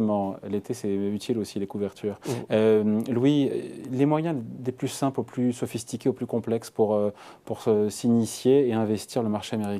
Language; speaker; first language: French; native; French